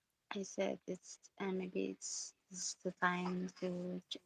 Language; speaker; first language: English; non-native, local second language; Filipino